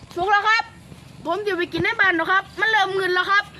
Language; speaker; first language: Thai; native; Thai